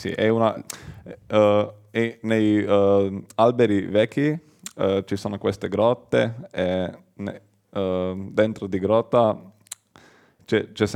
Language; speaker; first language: Italian; non-native, learner; Slovenian